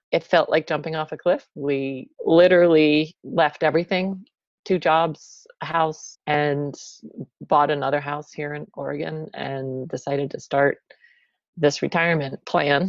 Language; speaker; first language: English; native; English